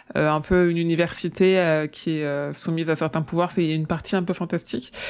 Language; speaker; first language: French; native; French